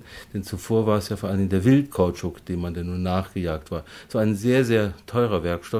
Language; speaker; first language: German; native; German